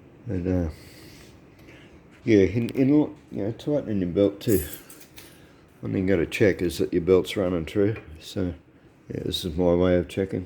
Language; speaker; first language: English; native; English